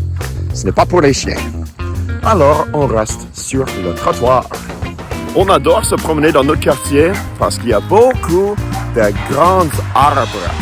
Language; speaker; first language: French; non-native, fluent; English